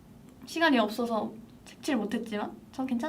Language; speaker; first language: Korean; native; Korean